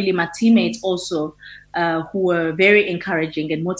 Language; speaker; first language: English; non-native, local second language; Xhosa